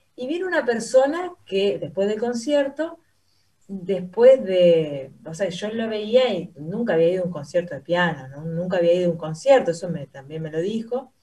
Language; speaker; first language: Spanish; native; Spanish